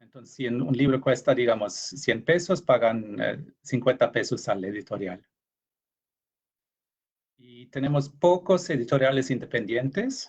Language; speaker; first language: Spanish; non-native, fluent; Norwegian